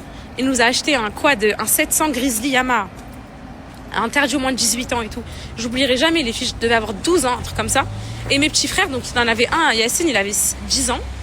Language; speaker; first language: French; native; French